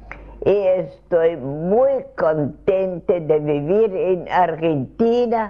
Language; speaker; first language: Spanish; non-native, fluent; Russian